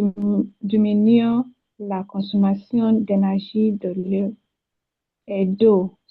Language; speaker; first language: French; non-native, learner; Yoruba